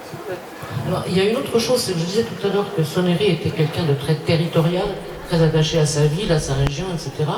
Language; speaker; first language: French; native; French